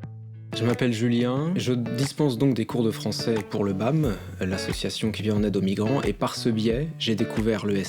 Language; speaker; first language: French; native; French